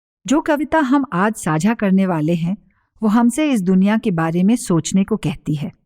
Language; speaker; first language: Hindi; native; Hindi